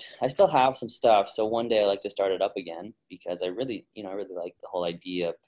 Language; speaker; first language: English; native; English